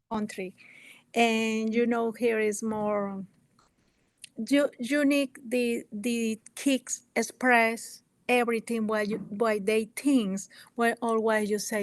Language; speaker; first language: English; non-native, learner; Spanish